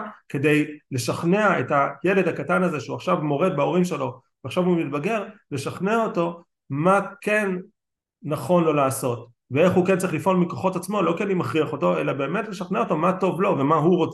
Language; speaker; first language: Hebrew; native; Hebrew